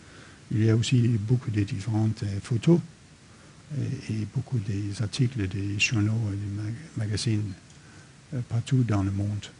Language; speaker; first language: French; non-native, fluent; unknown